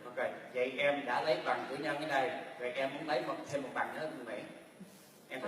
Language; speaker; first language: Vietnamese; early bilingual, heritage; Vietnamese